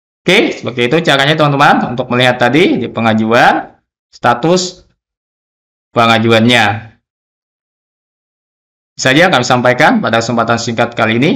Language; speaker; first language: Indonesian; native; Indonesian